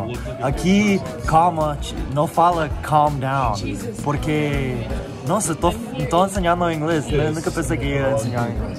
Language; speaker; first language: Portuguese; non-native, learner; English